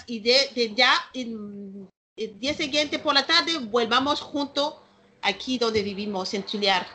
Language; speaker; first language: Spanish; non-native, learner; Malagasy